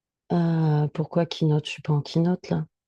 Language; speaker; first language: French; native; French